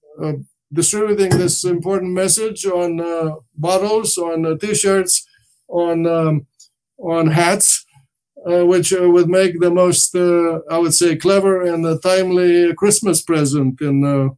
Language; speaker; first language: English; non-native, fluent; Romanian